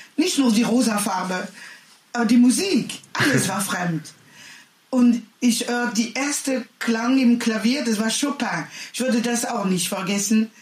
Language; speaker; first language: German; non-native, learner; French